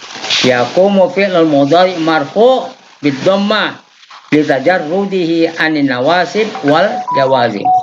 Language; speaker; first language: Arabic; non-native, fluent; Indonesian